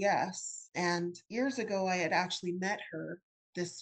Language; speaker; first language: English; native; English